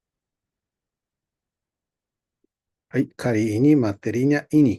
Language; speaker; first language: Indonesian; non-native, fluent; Japanese